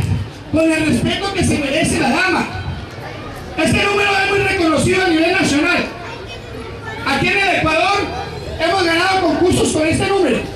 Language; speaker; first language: Spanish; native; Spanish